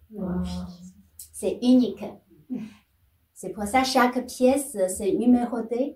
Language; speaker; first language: French; non-native, fluent; Chinese